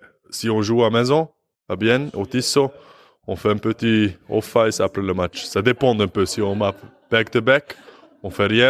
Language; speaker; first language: French; non-native, learner; English